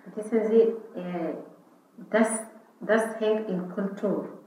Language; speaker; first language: German; non-native, learner; Fula